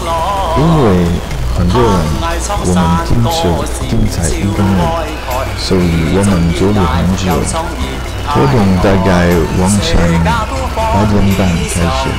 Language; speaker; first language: Chinese; non-native, learner; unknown